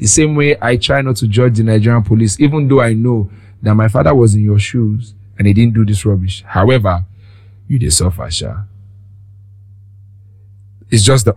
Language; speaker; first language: English; non-native, local second language; Yoruba